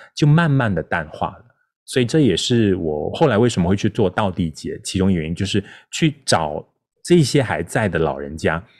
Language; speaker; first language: Chinese; non-native, local second language; Min Nan Chinese